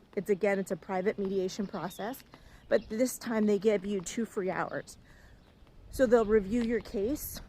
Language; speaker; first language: English; native; English